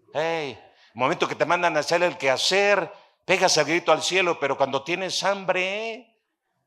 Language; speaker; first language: Spanish; native; Spanish